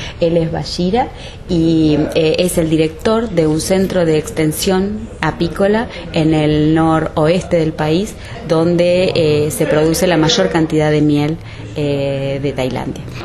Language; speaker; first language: Spanish; native; Spanish